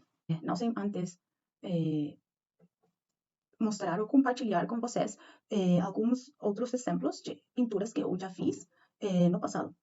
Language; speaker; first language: Portuguese; non-native, learner; Spanish